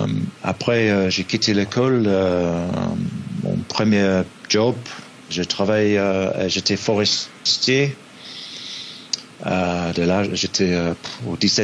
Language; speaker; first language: French; non-native, fluent; English